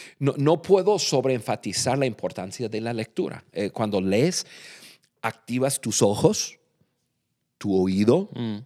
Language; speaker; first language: Spanish; non-native, fluent; English